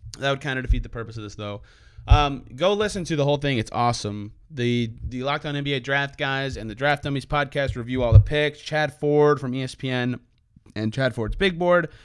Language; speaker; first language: English; native; English